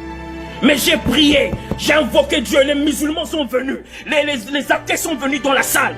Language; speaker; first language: French; non-native, local second language; Lingala